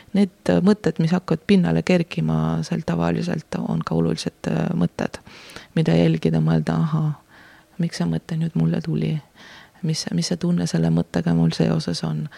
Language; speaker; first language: Estonian; non-native, local second language; Russian